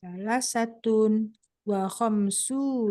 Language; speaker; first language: Arabic; non-native, learner; Indonesian